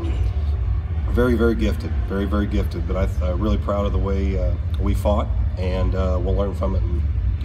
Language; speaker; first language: English; native; English